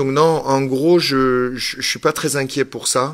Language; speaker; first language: French; native; French